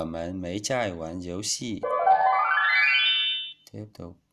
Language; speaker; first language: Chinese; non-native, learner; Vietnamese